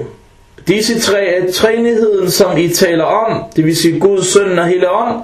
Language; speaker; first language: Danish; non-native, fluent; Arabic